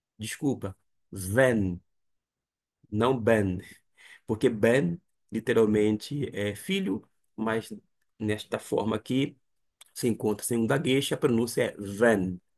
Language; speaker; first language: Portuguese; native; Portuguese